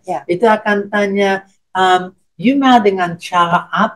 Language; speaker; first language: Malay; non-native, fluent; English